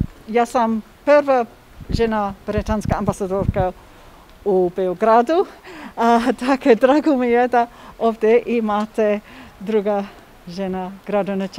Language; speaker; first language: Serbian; non-native, learner; English